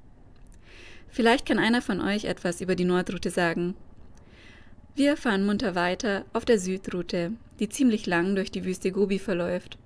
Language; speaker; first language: German; native; German